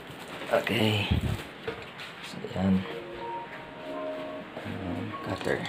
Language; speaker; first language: Filipino; non-native, local second language; Cebuano